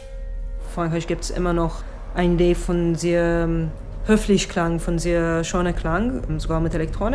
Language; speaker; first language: German; non-native, fluent; Hebrew